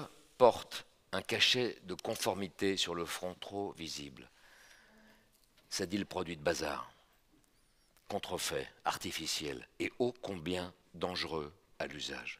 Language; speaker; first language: French; native; French